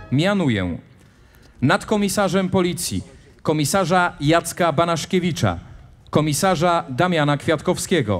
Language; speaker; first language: Polish; native; Polish